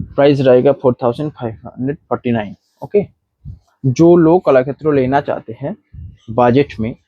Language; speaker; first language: Hindi; non-native, local second language; Bangla